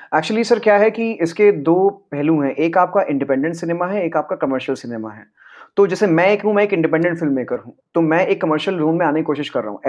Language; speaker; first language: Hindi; non-native, local second language; Punjabi